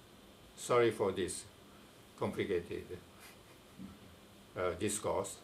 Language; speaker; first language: English; non-native, fluent; Japanese